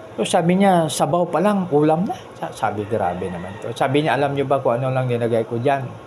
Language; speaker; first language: Filipino; non-native, local second language; Hiligaynon